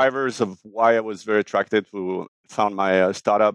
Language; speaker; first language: English; non-native, fluent; French